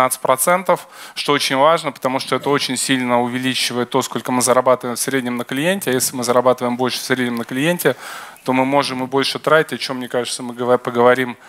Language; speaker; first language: Russian; native; Russian